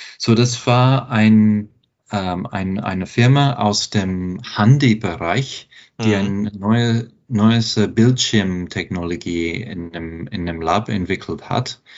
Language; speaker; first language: German; non-native, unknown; English